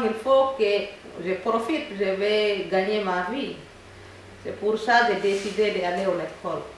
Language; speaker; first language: French; non-native, learner; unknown